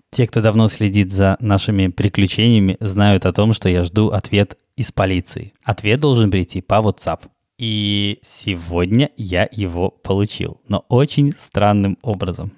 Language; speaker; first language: Russian; native; Russian